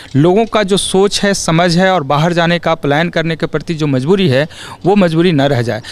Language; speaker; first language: Hindi; native; Hindi